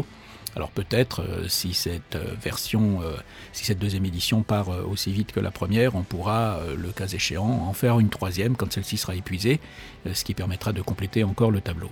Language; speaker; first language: French; native; French